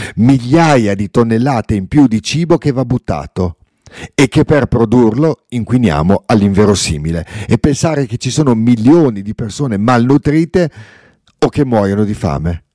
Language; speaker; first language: Italian; non-native, local second language; Ladin